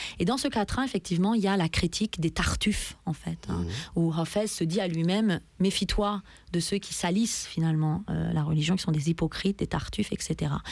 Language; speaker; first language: French; early bilingual, other home language; Persian